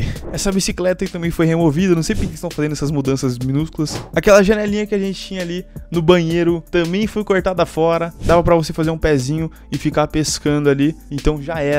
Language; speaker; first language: Portuguese; native; Portuguese